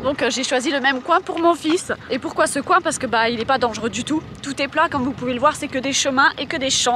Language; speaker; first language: French; native; French